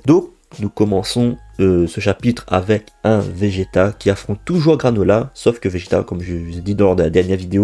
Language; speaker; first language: French; native; French